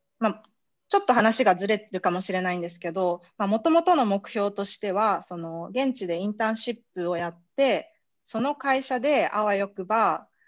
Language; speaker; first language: Japanese; native; Japanese